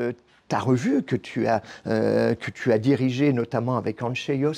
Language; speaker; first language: French; native; French